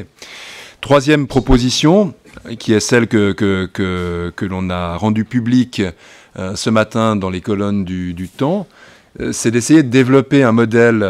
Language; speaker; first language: French; native; French